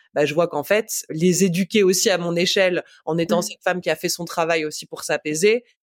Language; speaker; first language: French; native; French